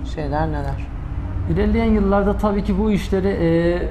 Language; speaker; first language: Turkish; native; Turkish